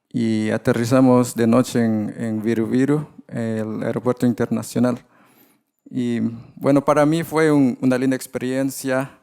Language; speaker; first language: Spanish; non-native, fluent; English